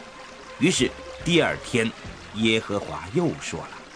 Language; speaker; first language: Chinese; native; Chinese